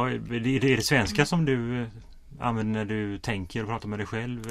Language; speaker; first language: Swedish; native; Swedish